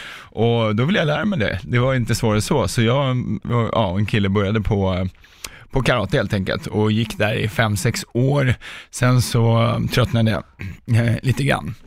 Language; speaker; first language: Swedish; early bilingual, other home language; Czech